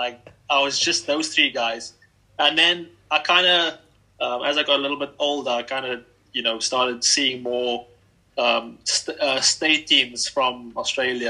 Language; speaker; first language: English; native; English